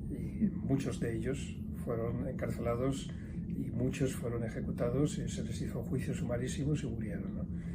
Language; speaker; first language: Spanish; native; Spanish